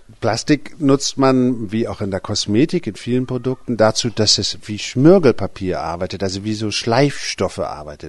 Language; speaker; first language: German; native; German